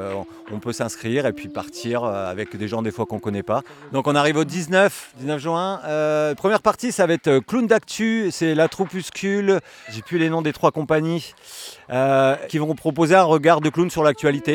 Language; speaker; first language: French; native; French